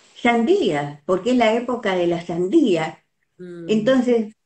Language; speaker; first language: Spanish; native; Spanish